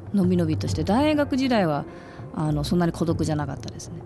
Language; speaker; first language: Japanese; non-native, fluent; English